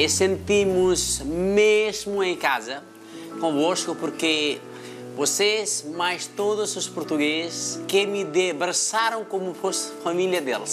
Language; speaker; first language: Portuguese; non-native, fluent; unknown